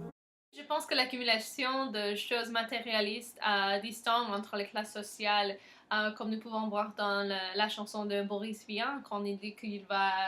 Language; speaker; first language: French; non-native, learner; English